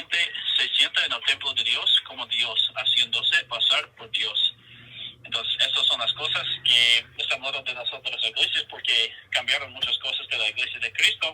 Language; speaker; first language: Spanish; non-native, fluent; English